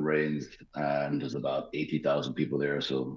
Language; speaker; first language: English; native; English